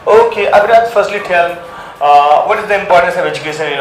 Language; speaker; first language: English; non-native, local second language; Hindi